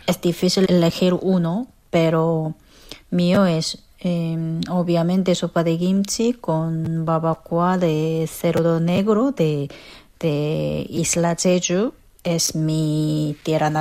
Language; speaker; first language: Spanish; non-native, learner; Korean